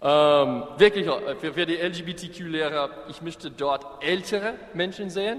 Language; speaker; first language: German; non-native, fluent; English